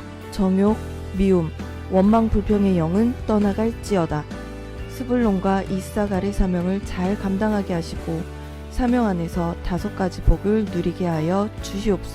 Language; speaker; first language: Korean; native; Korean